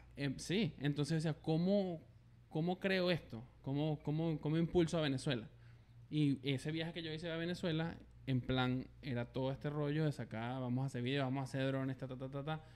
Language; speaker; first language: Spanish; native; Spanish